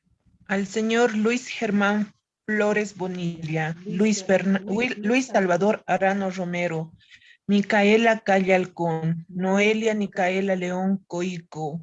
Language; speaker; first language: Spanish; native; Spanish